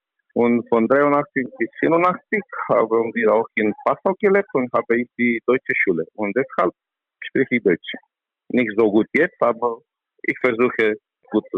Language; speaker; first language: German; non-native, learner; Romanian